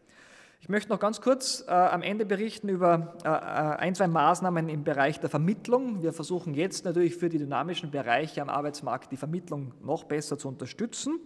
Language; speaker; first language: German; native; German